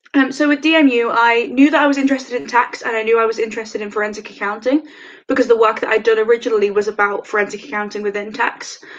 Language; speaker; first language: English; native; English